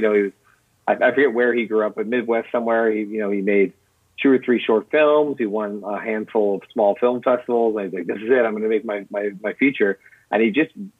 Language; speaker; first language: English; native; English